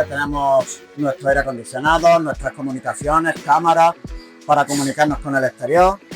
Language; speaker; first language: Spanish; native; Spanish